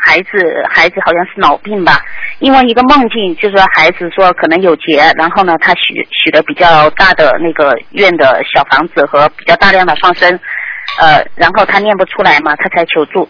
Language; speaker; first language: Chinese; native; Chinese